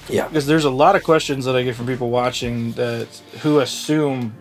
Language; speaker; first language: English; native; English